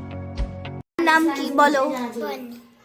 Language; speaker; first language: Hindi; non-native, local second language; Bangla